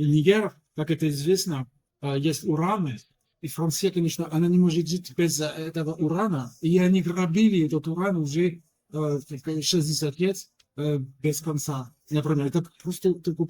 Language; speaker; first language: Russian; non-native, learner; French